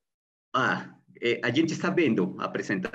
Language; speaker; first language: Portuguese; non-native, learner; Spanish